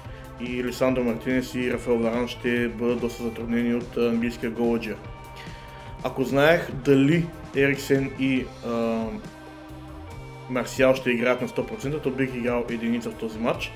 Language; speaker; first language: Bulgarian; native; Bulgarian